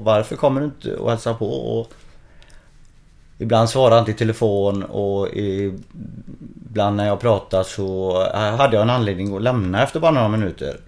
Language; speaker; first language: Swedish; native; Swedish